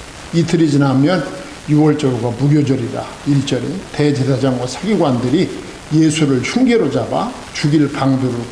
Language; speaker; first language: Korean; native; Korean